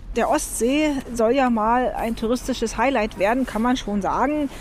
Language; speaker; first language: German; native; German